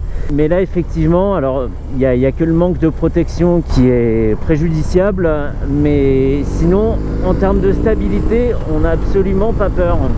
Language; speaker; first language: French; native; French